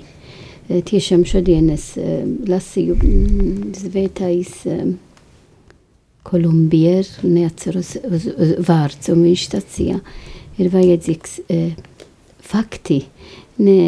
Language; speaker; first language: Latvian; non-native, fluent; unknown